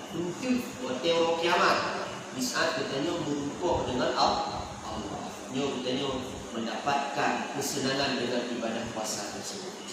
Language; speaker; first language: Malay; non-native, local second language; Achinese